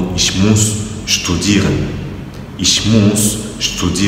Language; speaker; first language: German; non-native, fluent; French